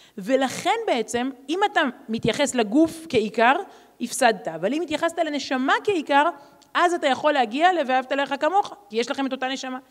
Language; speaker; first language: Hebrew; native; Hebrew